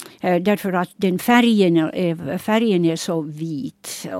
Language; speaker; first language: Swedish; non-native, local second language; Finnish